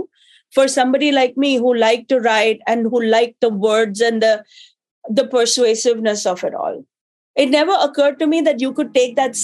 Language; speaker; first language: English; non-native, local second language; Hindi